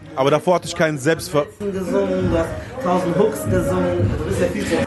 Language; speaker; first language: German; native; German